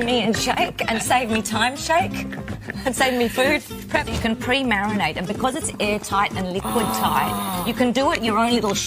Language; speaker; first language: English; native; English